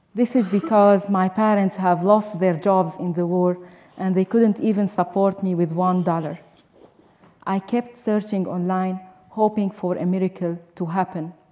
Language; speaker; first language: English; non-native, fluent; Arabic